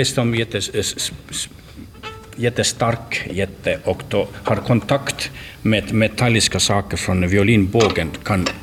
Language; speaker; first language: Swedish; non-native, learner; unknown